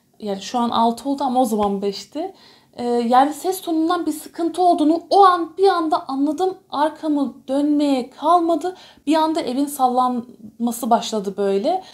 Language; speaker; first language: Turkish; early bilingual, heritage; Turkish